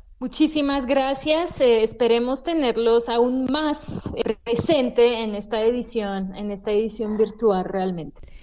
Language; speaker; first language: Spanish; non-native, fluent; French